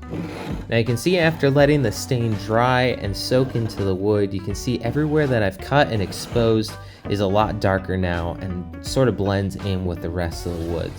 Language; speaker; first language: English; native; English